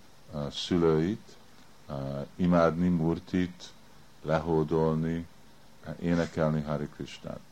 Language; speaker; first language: Hungarian; early bilingual, heritage; Hungarian